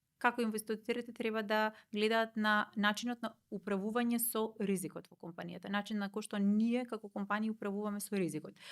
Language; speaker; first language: Macedonian; native; Macedonian